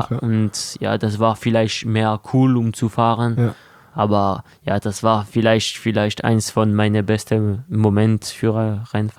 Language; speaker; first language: German; non-native, local second language; French